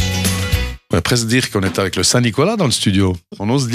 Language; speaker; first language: French; native; French